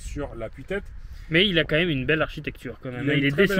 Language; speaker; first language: French; native; French